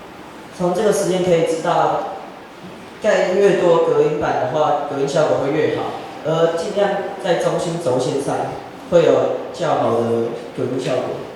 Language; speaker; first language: Chinese; native; Chinese